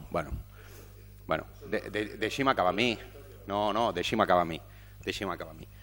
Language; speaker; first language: Catalan; native; Catalan